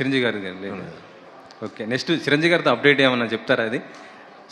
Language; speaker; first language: Telugu; native; Telugu